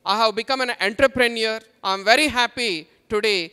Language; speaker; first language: English; non-native, local second language; Telugu